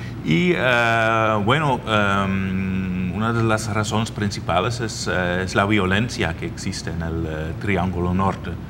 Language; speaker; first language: Spanish; non-native, fluent; Dutch